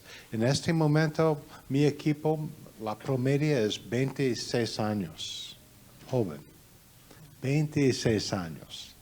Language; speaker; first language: Spanish; non-native, learner; English